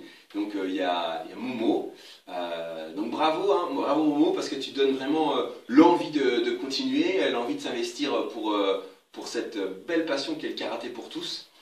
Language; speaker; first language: French; native; French